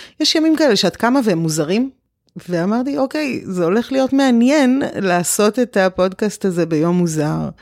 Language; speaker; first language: Hebrew; early bilingual, other home language; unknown